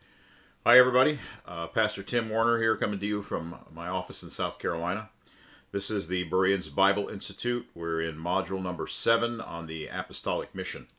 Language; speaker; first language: English; native; English